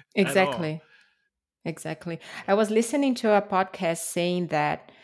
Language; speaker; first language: English; non-native, fluent; Portuguese